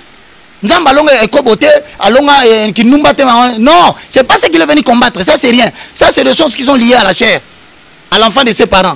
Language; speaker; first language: French; non-native, local second language; Lingala